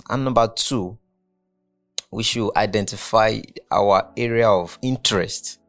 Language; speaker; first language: English; non-native, local second language; Yoruba